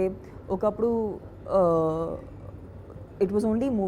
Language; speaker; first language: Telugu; non-native, fluent; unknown